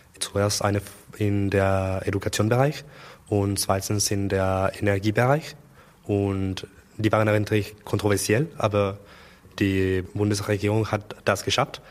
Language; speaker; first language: German; non-native, learner; Spanish